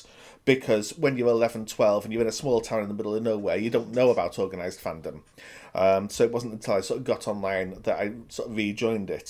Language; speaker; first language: English; native; English